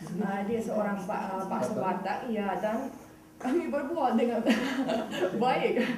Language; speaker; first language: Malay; non-native, learner; Russian